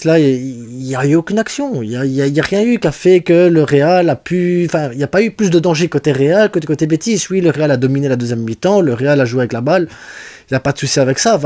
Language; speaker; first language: French; native; French